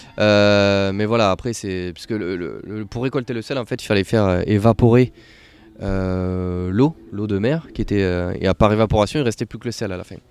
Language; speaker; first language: French; native; French